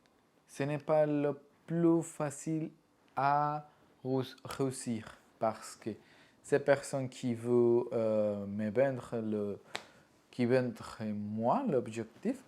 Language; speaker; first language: French; non-native, learner; Spanish